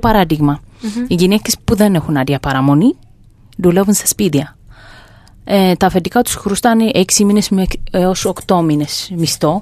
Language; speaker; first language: Greek; non-native, fluent; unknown